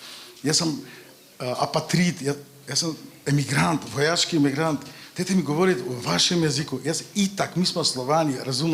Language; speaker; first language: Slovenian; non-native, fluent; Macedonian